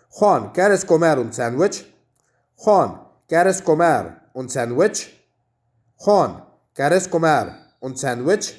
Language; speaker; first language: Spanish; non-native, fluent; Urdu